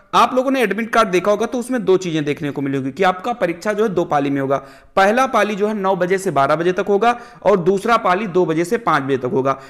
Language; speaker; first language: Hindi; native; Hindi